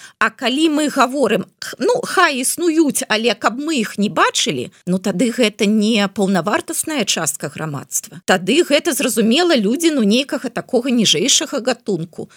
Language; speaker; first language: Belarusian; non-native, local second language; Russian